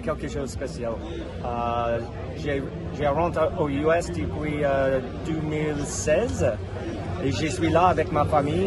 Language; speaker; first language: French; non-native, fluent; English